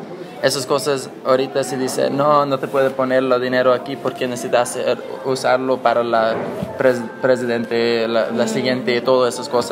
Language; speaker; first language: Spanish; non-native, learner; English